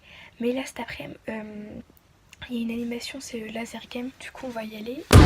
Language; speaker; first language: French; native; French